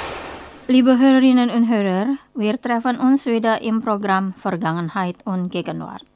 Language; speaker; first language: German; non-native, fluent; Indonesian